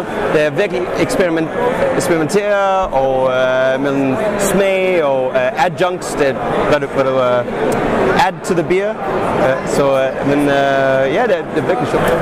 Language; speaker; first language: Danish; non-native, fluent; English